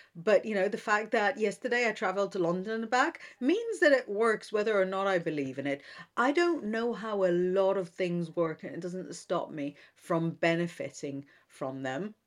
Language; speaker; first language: English; non-native, fluent; Hebrew